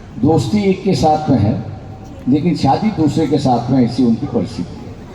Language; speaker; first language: Hindi; non-native, local second language; Marathi